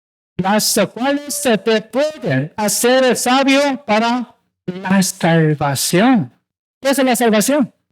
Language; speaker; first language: Spanish; non-native, learner; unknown